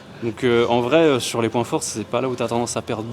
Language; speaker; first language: French; native; French